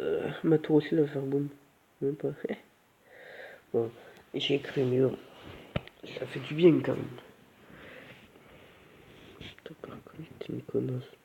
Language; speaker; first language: French; native; French